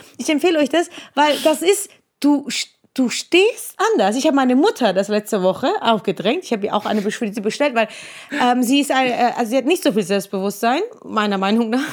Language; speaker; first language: German; non-native, fluent; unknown